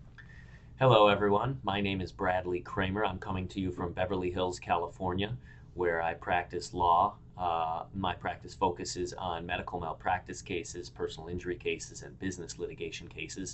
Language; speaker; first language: English; native; English